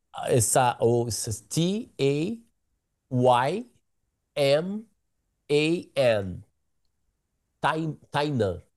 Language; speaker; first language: English; non-native, learner; Portuguese